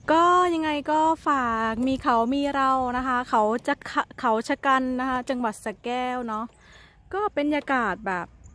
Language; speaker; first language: Thai; native; Thai